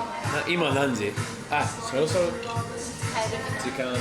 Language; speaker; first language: Japanese; non-native, learner; English